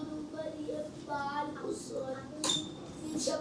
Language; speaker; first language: Arabic; non-native, learner; Urdu